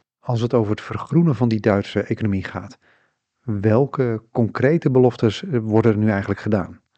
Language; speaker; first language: Dutch; native; Dutch